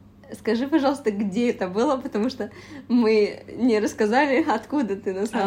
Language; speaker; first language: Russian; native; Russian